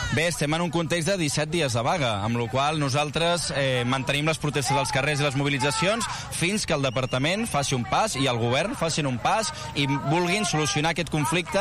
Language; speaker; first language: Catalan; native; Catalan